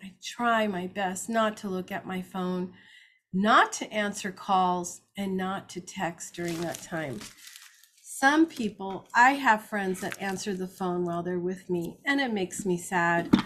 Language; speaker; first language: English; native; English